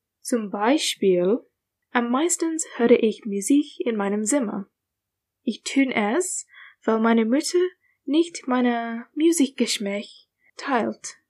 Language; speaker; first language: German; non-native, learner; English